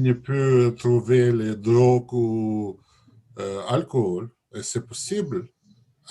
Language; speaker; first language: French; non-native, learner; Russian